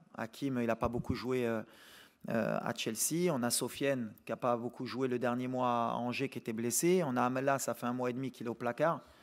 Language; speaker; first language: French; native; French